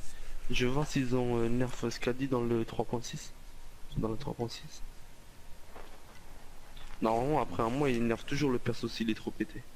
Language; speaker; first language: French; native; French